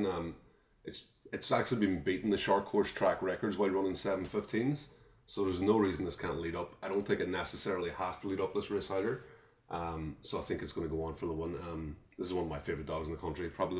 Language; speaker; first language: English; native; English